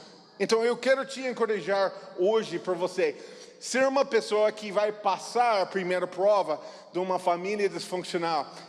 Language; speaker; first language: Portuguese; non-native, fluent; English